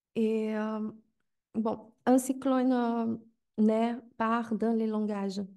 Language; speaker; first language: French; non-native, fluent; Portuguese